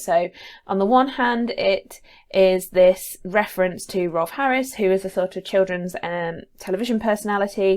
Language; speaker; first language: English; native; English